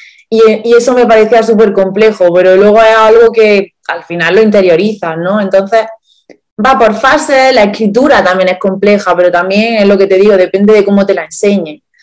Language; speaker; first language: Spanish; native; Spanish